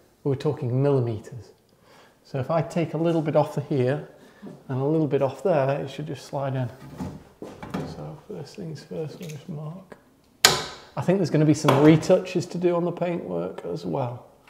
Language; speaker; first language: English; native; English